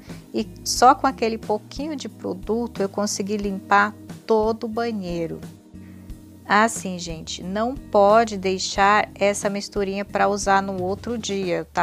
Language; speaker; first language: Portuguese; native; Portuguese